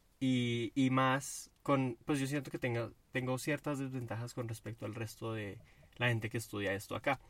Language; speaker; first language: Spanish; native; Spanish